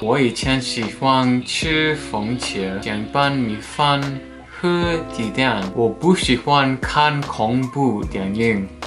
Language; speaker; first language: Chinese; non-native, learner; Vietnamese